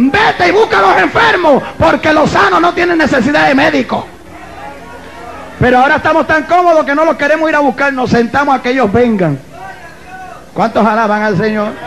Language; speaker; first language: Spanish; native; Spanish